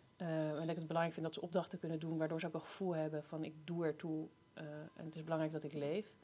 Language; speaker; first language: Dutch; native; Dutch